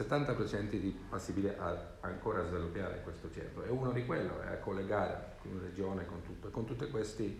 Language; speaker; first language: Italian; non-native, learner; Swedish